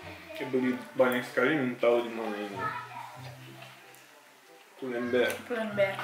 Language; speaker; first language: Indonesian; non-native, learner; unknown